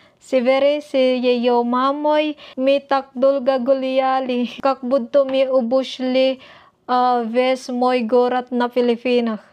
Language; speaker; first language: Russian; non-native, learner; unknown